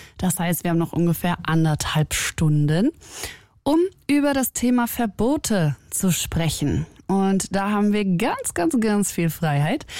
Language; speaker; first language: German; early bilingual, other home language; Arabic